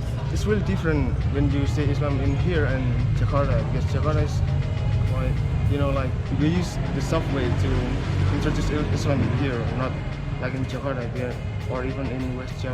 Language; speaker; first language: English; non-native, fluent; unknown